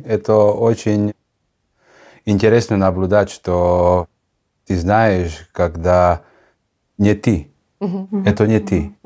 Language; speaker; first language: Russian; non-native, learner; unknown